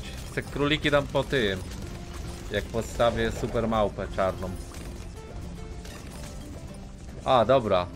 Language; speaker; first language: Polish; native; Polish